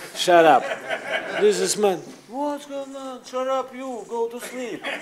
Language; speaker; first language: English; non-native, learner; Ukrainian